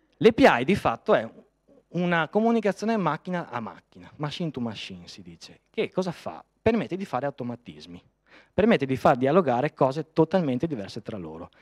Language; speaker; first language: Italian; native; Italian